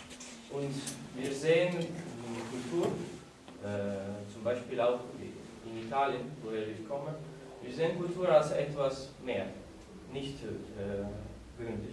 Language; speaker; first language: German; non-native, learner; Italian